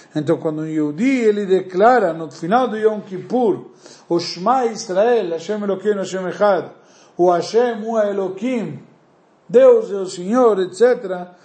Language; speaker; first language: Portuguese; non-native, fluent; Spanish